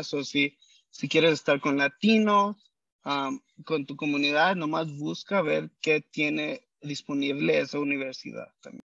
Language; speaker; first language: Spanish; early bilingual, heritage; Spanish